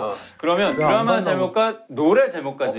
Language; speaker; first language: Korean; native; Korean